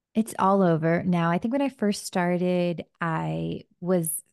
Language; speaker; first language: English; early bilingual, other home language; Spanish